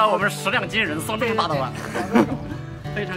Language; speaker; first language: Chinese; native; Chinese